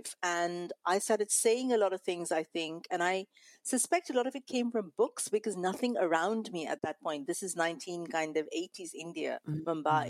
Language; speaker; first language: English; non-native, local second language; Malayalam